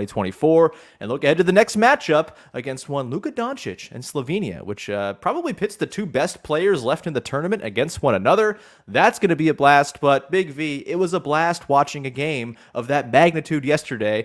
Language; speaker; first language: English; native; English